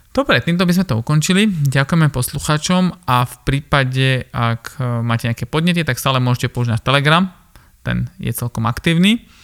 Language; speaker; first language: Slovak; early bilingual, other home language; Armenian